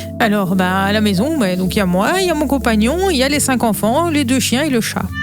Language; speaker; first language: French; native; French